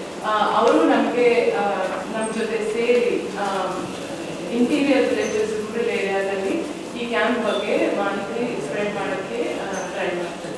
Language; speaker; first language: Kannada; non-native, fluent; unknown